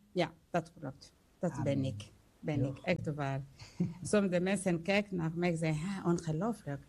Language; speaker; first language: Dutch; non-native, learner; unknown